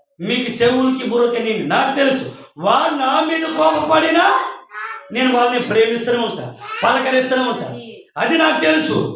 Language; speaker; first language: Telugu; non-native, local second language; Koya